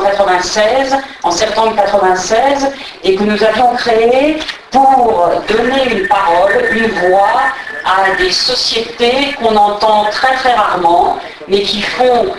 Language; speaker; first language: French; native; French